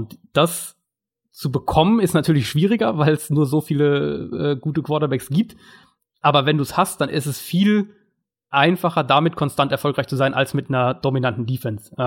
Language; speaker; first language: German; native; German